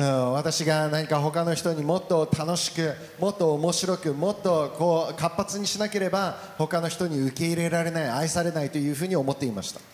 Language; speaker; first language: Japanese; native; Japanese